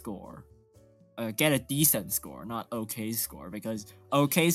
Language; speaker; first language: English; non-native, fluent; Chinese